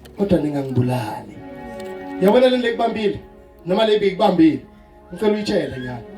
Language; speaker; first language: Zulu; non-native, local second language; Swati